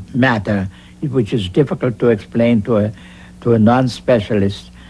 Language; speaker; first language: English; non-native, fluent; Russian